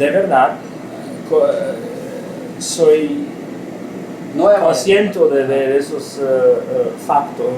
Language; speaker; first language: Spanish; non-native, learner; Romanian